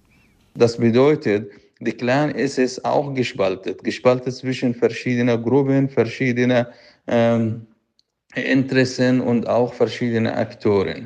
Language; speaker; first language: German; non-native, fluent; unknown